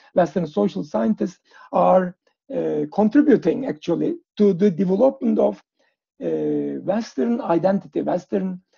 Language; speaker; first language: English; non-native, fluent; Turkish